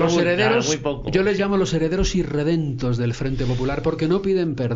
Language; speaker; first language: Spanish; native; Spanish